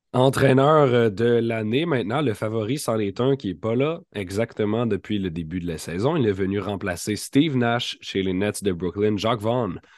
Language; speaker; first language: French; native; French